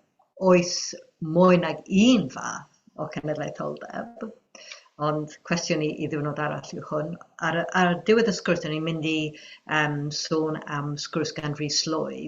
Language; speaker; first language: Welsh; non-native, fluent; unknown